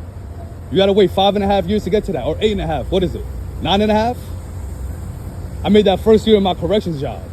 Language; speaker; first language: English; native; English